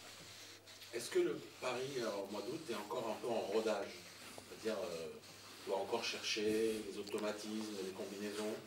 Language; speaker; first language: French; native; French